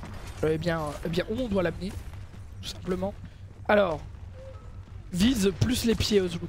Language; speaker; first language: French; native; French